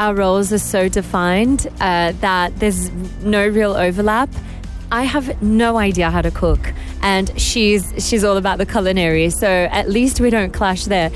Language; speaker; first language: English; native; English